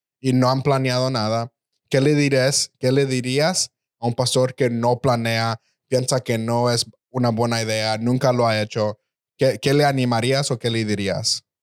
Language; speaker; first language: Spanish; early bilingual, heritage; Spanish